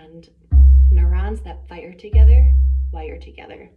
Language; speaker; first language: English; native; English